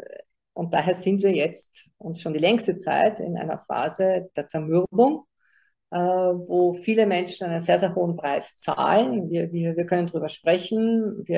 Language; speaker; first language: German; native; German